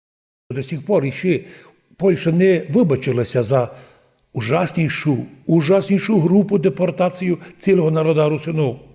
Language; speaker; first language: Ukrainian; non-native, local second language; Rusyn